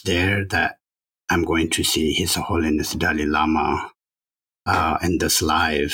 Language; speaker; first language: English; non-native, learner; Chinese